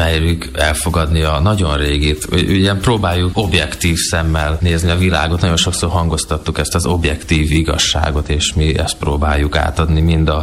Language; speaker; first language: Hungarian; native; Hungarian